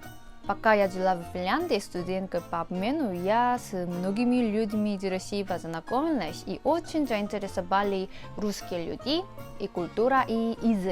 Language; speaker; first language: Russian; non-native, fluent; Korean